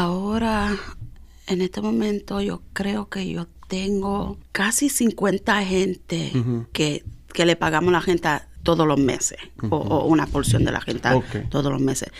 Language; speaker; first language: Spanish; early bilingual, heritage; Spanish